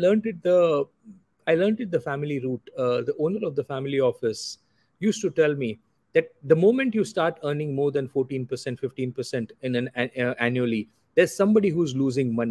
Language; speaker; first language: English; non-native, local second language; Gujarati